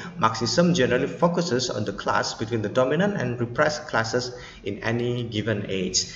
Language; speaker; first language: English; non-native, fluent; Indonesian